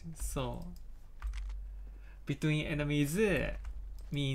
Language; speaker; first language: English; non-native, learner; Japanese